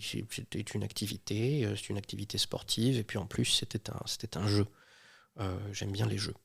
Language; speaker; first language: French; native; French